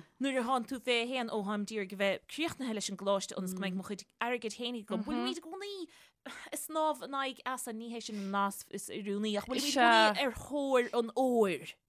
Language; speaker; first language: Irish; native; Irish